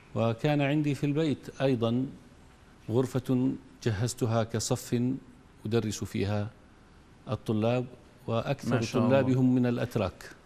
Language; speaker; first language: Arabic; native; Arabic